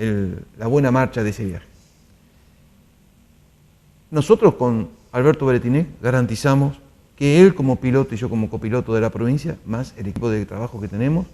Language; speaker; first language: Spanish; native; Spanish